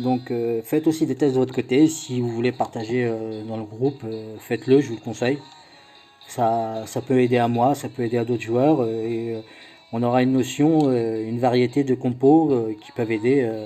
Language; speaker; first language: French; native; French